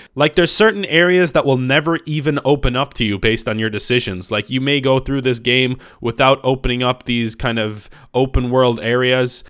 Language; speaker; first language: English; native; English